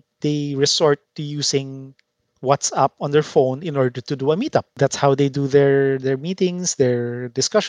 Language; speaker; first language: English; non-native, local second language; Filipino